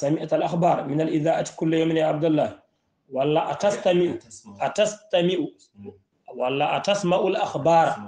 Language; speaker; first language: Arabic; non-native, fluent; Fula